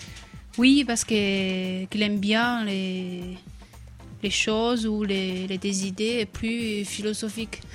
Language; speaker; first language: French; non-native, learner; Chinese